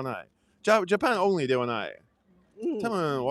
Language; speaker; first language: Japanese; non-native, learner; English